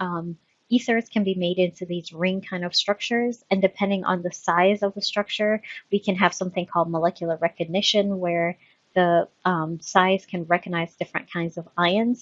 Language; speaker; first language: English; native; English